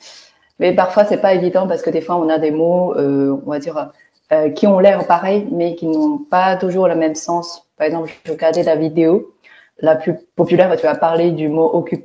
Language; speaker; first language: French; non-native, fluent; Chinese